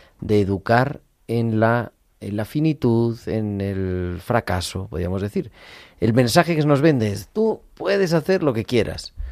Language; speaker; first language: Spanish; native; Spanish